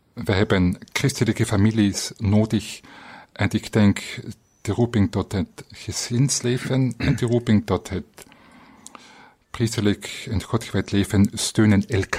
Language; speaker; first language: Dutch; non-native, fluent; German